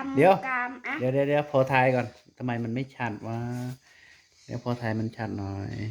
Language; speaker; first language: Thai; non-native, fluent; Khmer